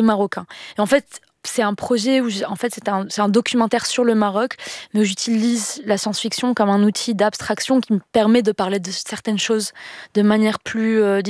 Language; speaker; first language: French; non-native, local second language; Arabic